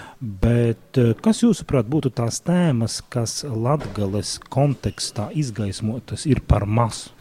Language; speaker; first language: Latvian; native; Latvian